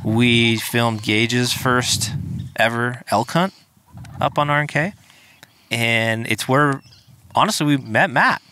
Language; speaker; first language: English; native; English